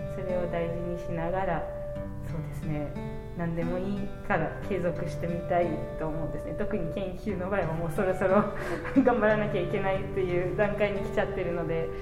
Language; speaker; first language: Japanese; non-native, fluent; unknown